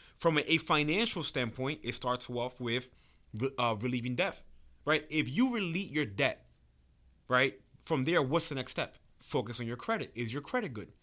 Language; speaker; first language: English; early bilingual, other home language; Spanish